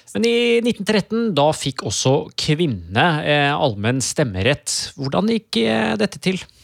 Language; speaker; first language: Norwegian; native; Norwegian